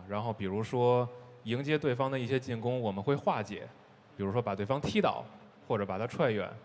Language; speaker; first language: Chinese; native; Chinese